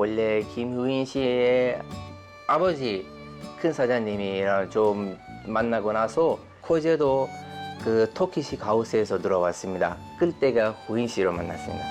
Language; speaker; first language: Korean; non-native, learner; Turkish